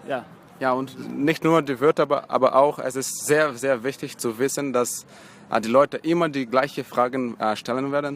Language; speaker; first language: German; non-native, fluent; Portuguese